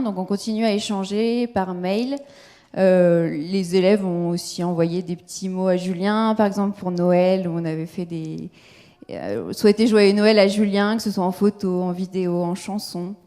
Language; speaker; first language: French; native; French